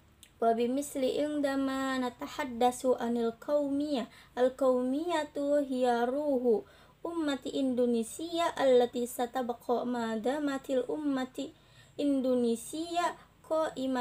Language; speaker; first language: Arabic; non-native, learner; Indonesian